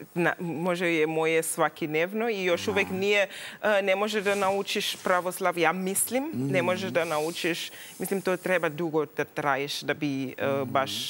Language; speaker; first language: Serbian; non-native, learner; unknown